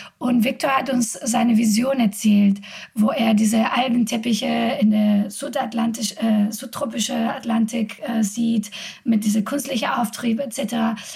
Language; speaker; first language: German; non-native, fluent; Spanish